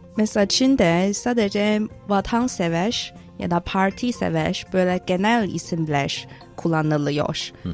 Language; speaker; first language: Turkish; non-native, fluent; Chinese